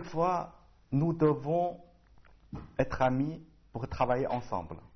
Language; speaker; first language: French; non-native, learner; Chinese